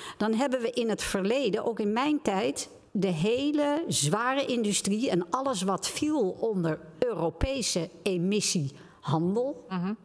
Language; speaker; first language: Dutch; native; Dutch